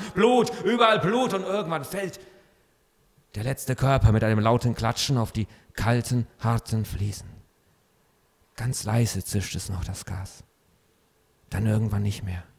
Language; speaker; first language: German; native; German